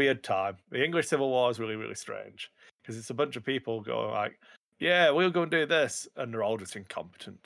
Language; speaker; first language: English; native; English